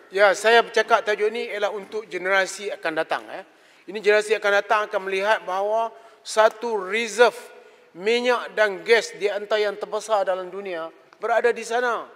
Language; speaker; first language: Malay; native; Malay